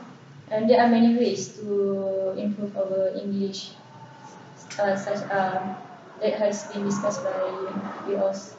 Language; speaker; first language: English; non-native, local second language; Malay